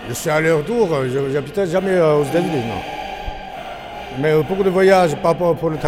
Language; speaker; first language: French; non-native, learner; Chinese